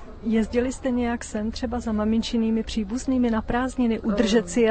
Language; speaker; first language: Czech; native; Czech